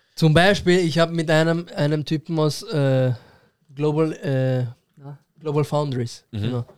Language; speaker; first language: German; early bilingual, other home language; Persian